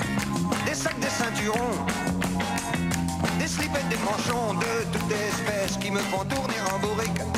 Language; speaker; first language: French; native; French